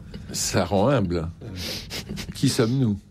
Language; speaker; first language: French; native; French